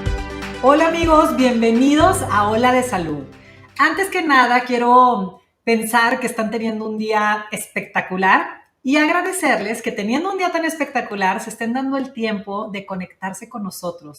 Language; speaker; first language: Spanish; native; Spanish